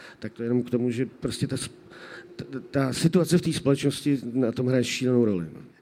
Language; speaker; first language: Czech; native; Czech